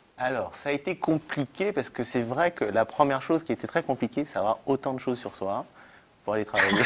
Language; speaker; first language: French; native; French